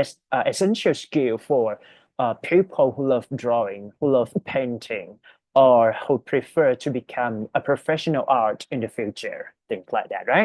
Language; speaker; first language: English; non-native, fluent; Thai